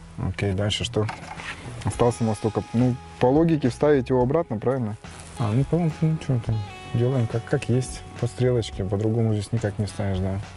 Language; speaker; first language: Russian; native; Russian